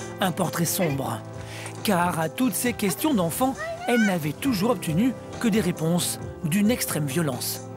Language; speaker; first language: French; native; French